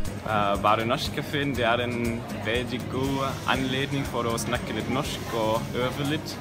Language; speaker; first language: Norwegian; non-native, learner; German